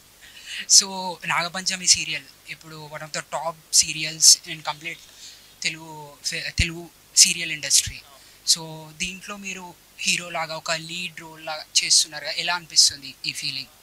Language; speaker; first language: Telugu; native; Telugu